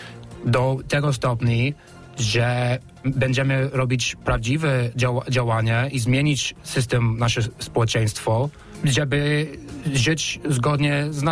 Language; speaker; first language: Polish; non-native, fluent; English